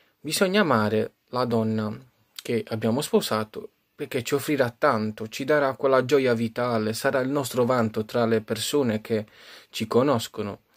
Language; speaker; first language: Italian; native; Italian